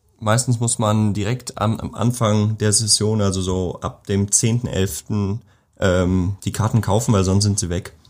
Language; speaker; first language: German; native; German